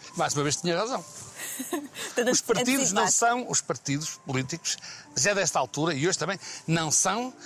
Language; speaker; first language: Portuguese; native; Portuguese